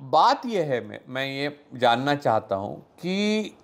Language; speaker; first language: Hindi; non-native, local second language; Marathi